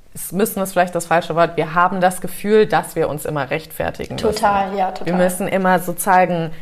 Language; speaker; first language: German; early bilingual, heritage; German